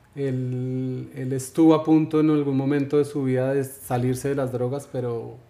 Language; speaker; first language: Spanish; native; Spanish